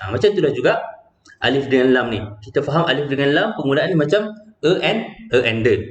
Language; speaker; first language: Malay; native; Malay